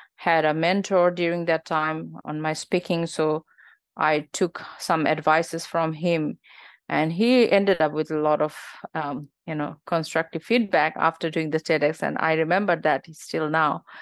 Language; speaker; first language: English; non-native, local second language; Bangla